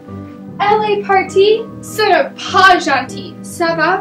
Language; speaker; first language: French; non-native, learner; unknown